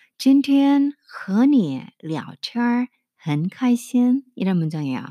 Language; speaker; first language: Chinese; non-native, fluent; Korean